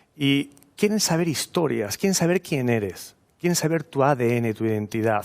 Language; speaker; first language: Spanish; native; Spanish